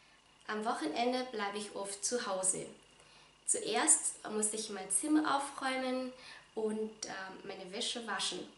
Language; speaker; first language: German; non-native, fluent; Vietnamese